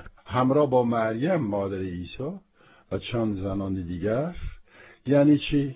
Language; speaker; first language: Persian; non-native, fluent; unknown